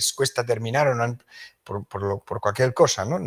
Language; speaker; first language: Spanish; non-native, local second language; Catalan